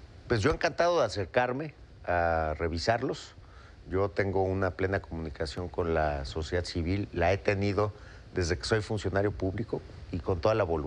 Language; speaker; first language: Spanish; native; Spanish